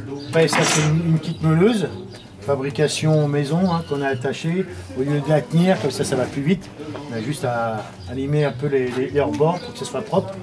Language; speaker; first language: French; native; French